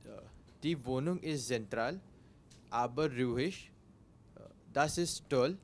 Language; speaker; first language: German; non-native, learner; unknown